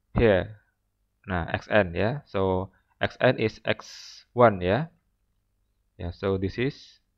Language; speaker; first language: English; non-native, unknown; Indonesian